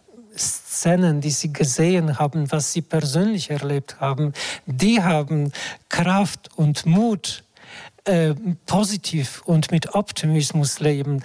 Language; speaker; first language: German; non-native, fluent; Polish